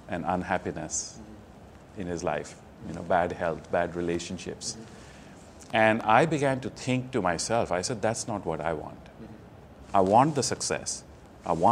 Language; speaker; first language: English; non-native, local second language; Hindi